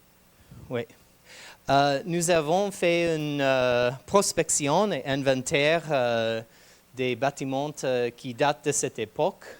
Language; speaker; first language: French; non-native, fluent; English